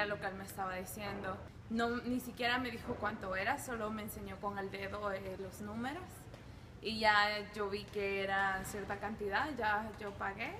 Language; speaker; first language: Spanish; early bilingual, heritage; Spanish